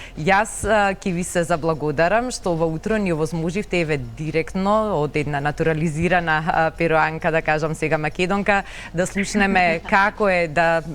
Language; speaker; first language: Macedonian; native; Macedonian